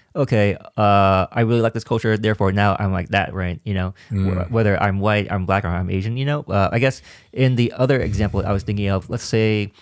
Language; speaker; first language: English; native; English